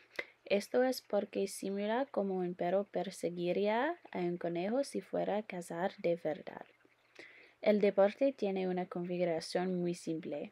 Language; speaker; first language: Spanish; non-native, learner; English